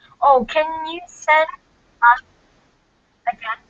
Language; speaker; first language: English; non-native, learner; Korean